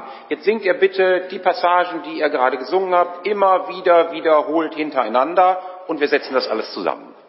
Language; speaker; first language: German; native; German